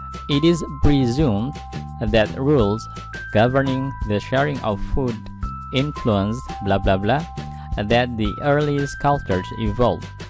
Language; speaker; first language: English; non-native, fluent; Indonesian